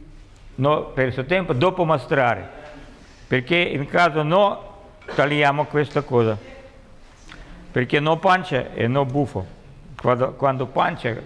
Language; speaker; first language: Italian; non-native, learner; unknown